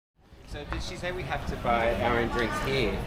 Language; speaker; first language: English; native; English